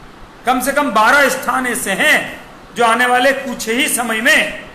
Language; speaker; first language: Hindi; native; Hindi